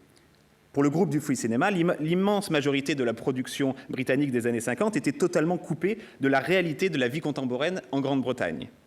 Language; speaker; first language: French; native; French